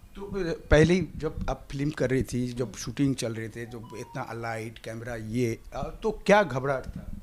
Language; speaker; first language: Hindi; non-native, local second language; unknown